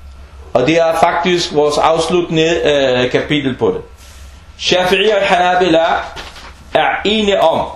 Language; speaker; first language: Danish; early bilingual, other home language; Arabic